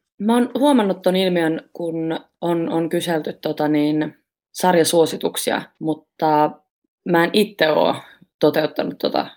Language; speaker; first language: Finnish; native; Finnish